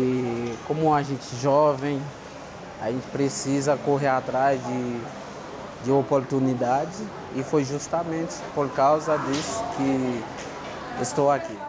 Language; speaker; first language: Portuguese; non-native, fluent; Haitian Creole